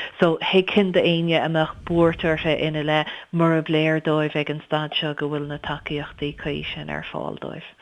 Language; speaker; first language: Irish; native; Irish